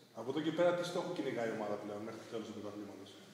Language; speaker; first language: Greek; native; Greek